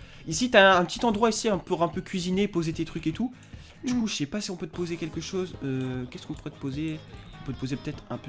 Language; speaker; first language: French; native; French